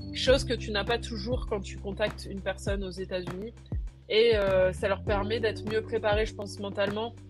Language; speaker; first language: French; native; French